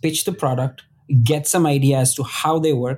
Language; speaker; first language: English; non-native, local second language; Gujarati